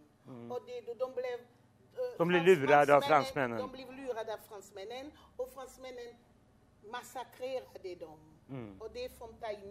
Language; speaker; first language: Swedish; non-native, fluent; French